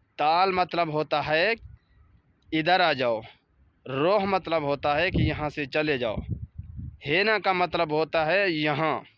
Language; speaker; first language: Urdu; non-native, local second language; Baluchi